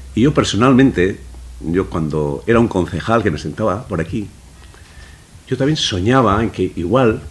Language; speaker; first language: Spanish; non-native, local second language; Basque